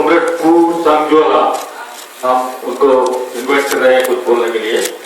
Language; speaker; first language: Hindi; non-native, local second language; Mizo